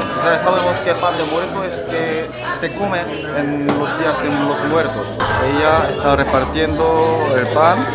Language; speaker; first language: Spanish; non-native, fluent; Korean